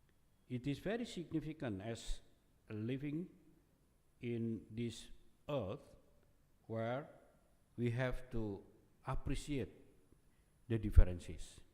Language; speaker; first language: English; non-native, fluent; Indonesian